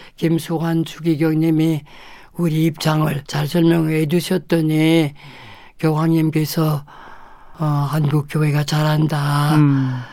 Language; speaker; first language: Korean; non-native, fluent; French